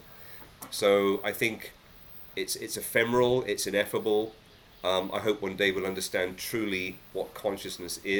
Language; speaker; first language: English; native; English